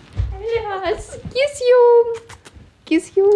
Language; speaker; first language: English; non-native, learner; Russian